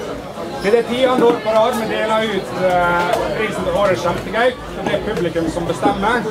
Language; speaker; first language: Norwegian; native; Norwegian